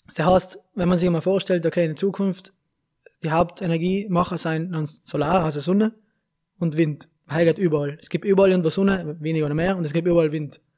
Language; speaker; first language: German; native; German